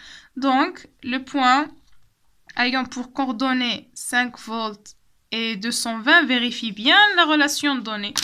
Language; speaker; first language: French; non-native, local second language; Arabic